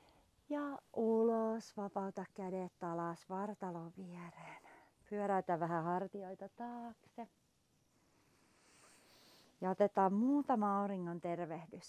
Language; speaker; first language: Finnish; native; Finnish